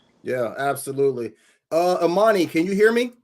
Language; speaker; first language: English; native; English